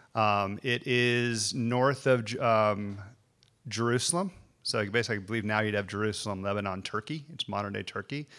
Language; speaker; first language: English; native; English